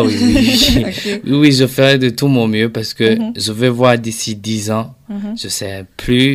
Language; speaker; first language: French; non-native, local second language; Rundi